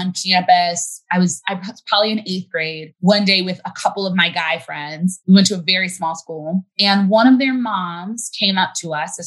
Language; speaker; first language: English; native; English